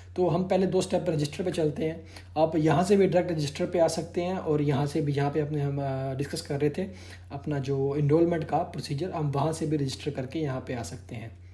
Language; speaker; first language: Urdu; non-native, local second language; Punjabi